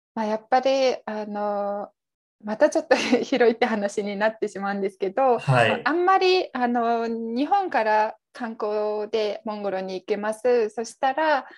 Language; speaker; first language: Japanese; non-native, fluent; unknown